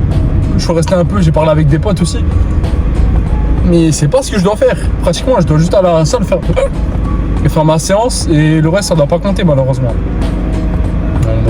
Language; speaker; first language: French; native; French